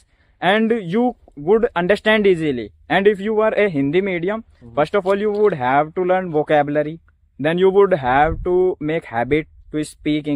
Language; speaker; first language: English; non-native, learner; Hindi